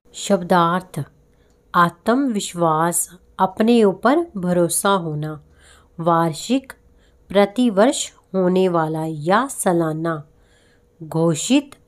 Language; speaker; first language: Hindi; non-native, local second language; Punjabi